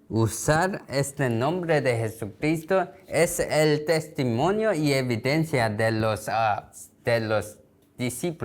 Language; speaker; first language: Spanish; non-native, learner; Korean